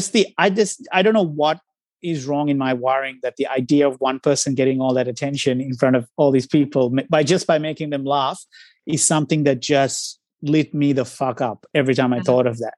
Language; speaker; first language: English; non-native, local second language; Sinhala